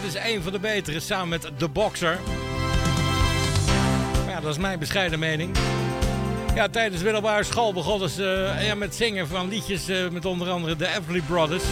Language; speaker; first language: Dutch; native; Dutch